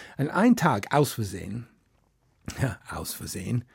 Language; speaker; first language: German; non-native, fluent; English